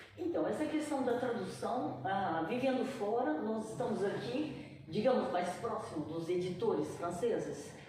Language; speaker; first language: Portuguese; native; Portuguese